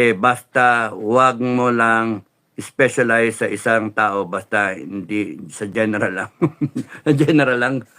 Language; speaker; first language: Filipino; native; Filipino